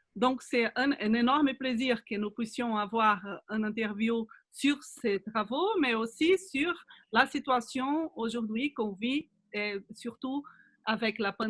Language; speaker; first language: French; non-native, fluent; Portuguese